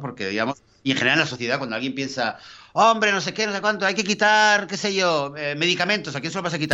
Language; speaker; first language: Spanish; native; Spanish